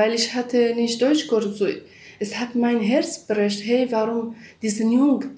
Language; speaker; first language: German; non-native, learner; Central Kurdish